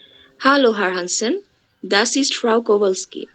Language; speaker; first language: German; non-native, learner; Bangla